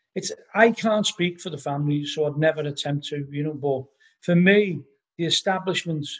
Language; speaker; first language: English; native; English